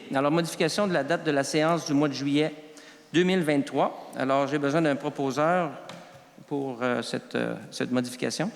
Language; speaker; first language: French; native; French